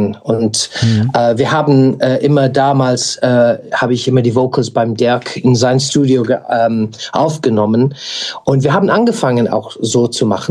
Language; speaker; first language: German; non-native, fluent; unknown